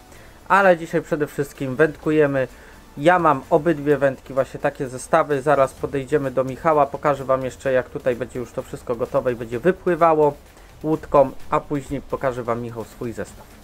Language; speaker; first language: Polish; native; Polish